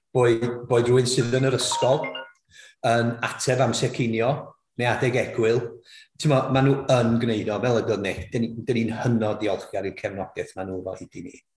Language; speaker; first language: Welsh; native; Welsh